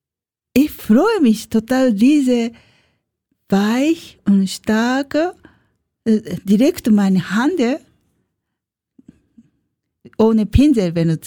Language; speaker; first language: German; non-native, learner; Japanese